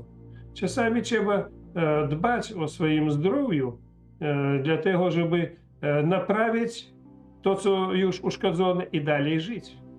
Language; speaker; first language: Polish; non-native, learner; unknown